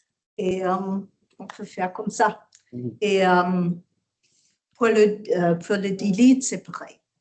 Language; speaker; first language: French; non-native, learner; German